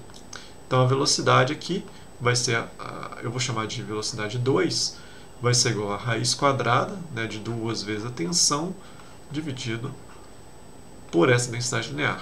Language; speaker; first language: Portuguese; native; Portuguese